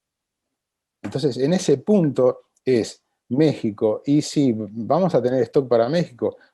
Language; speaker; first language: Spanish; native; Spanish